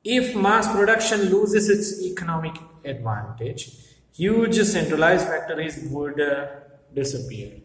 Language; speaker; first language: English; non-native, local second language; Gujarati